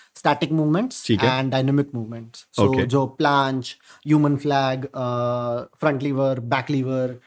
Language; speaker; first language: Hindi; non-native, local second language; Punjabi